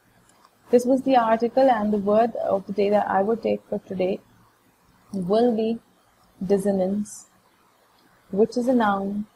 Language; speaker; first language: English; non-native, local second language; Hindi